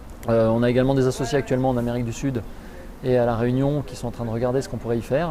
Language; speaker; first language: French; native; French